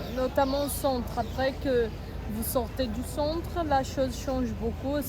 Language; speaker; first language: French; non-native, fluent; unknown